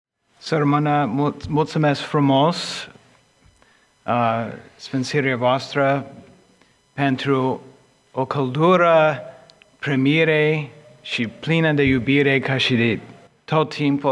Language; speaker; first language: Romanian; non-native, fluent; English